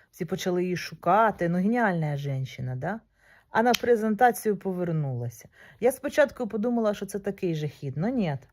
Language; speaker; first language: Ukrainian; non-native, local second language; Russian